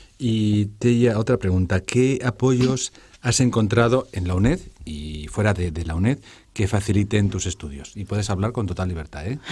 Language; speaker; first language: Spanish; native; Spanish